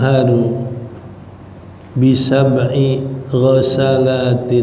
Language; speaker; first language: Arabic; non-native, fluent; Indonesian